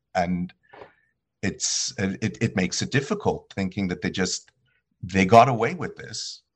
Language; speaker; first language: English; early bilingual, other home language; Polish